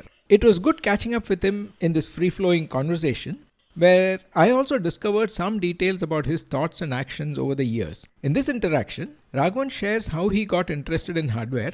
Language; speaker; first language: English; non-native, local second language; Tamil